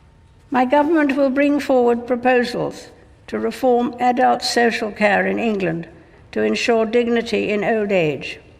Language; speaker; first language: English; native; English